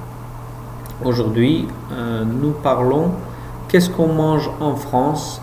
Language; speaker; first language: French; non-native, fluent; Uzbek